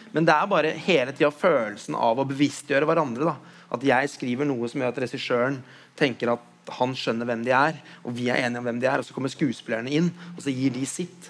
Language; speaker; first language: Norwegian; native; Norwegian